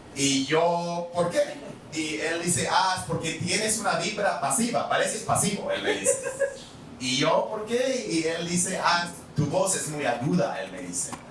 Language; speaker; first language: Spanish; non-native, fluent; English